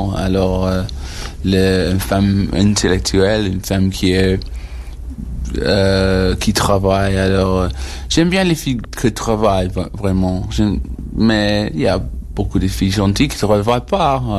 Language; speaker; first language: French; non-native, learner; English